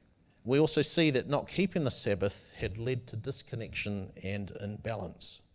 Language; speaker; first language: English; native; English